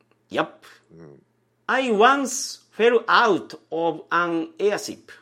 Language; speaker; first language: English; non-native, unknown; Japanese